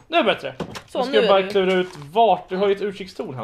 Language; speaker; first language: Swedish; native; Swedish